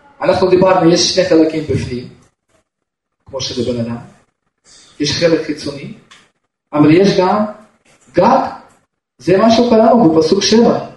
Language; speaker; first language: Hebrew; non-native, fluent; Russian